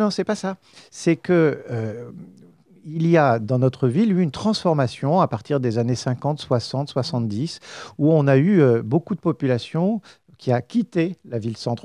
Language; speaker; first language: French; native; French